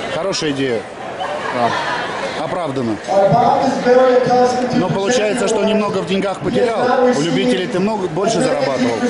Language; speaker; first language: Russian; native; Russian